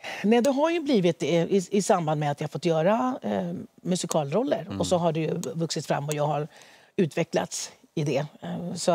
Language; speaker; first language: Swedish; early bilingual, other home language; Spanish